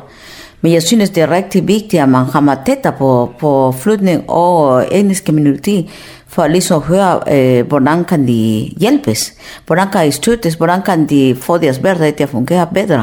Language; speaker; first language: Danish; non-native, fluent; Spanish